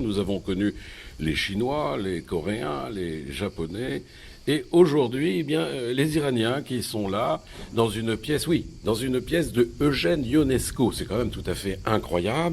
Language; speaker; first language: French; native; French